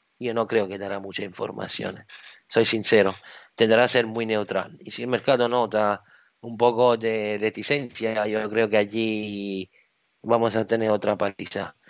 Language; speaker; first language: Spanish; non-native, fluent; Italian